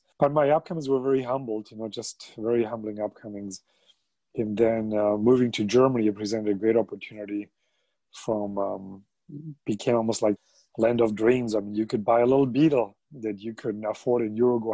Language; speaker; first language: English; non-native, fluent; German